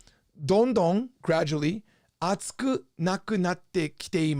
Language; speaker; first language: Japanese; non-native, fluent; English